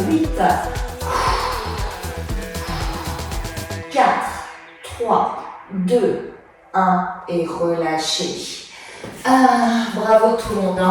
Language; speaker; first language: French; native; French